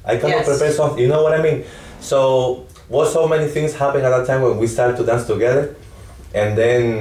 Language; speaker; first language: English; non-native, learner; Spanish